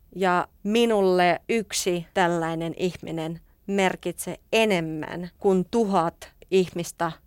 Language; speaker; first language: Finnish; non-native, fluent; Russian